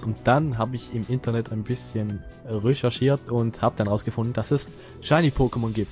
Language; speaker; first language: German; native; German